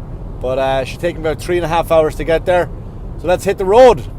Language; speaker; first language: English; native; English